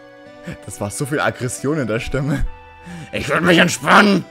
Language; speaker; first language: German; native; German